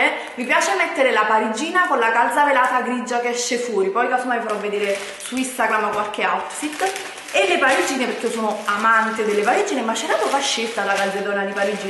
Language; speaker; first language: Italian; native; Italian